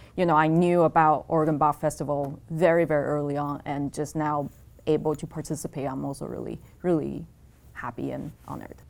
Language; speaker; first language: English; non-native, fluent; Chinese